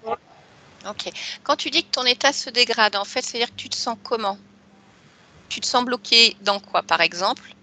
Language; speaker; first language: French; native; French